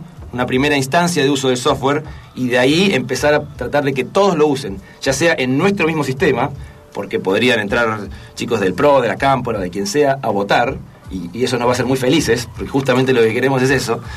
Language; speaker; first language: Spanish; native; Spanish